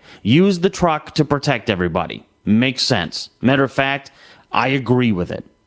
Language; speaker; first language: English; native; English